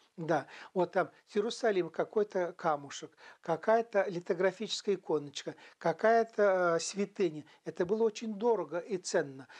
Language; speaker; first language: Russian; non-native, local second language; Chuvash